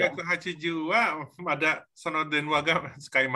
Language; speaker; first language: Japanese; non-native, learner; Indonesian